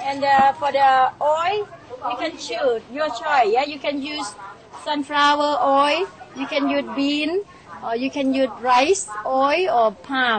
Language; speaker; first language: English; non-native, learner; Thai